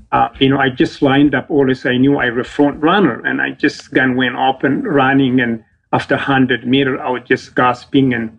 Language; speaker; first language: English; non-native, fluent; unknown